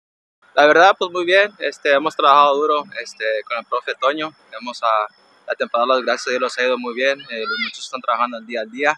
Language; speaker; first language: Spanish; early bilingual, heritage; Spanish